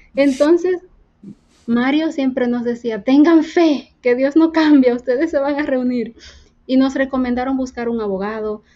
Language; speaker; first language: Spanish; native; Spanish